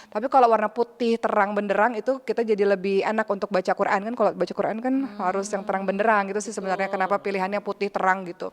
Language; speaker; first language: Indonesian; native; Indonesian